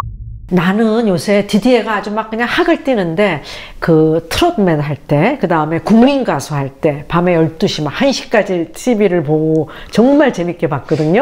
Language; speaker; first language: Korean; native; Korean